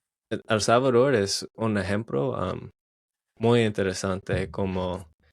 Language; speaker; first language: Spanish; non-native, learner; English